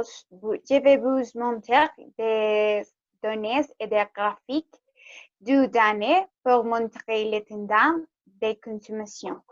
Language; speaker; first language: French; non-native, learner; Spanish